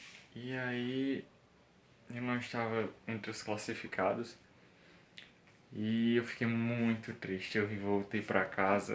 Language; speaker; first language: Portuguese; native; Portuguese